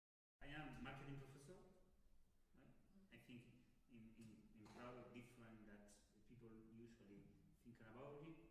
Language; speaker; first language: English; non-native, learner; Spanish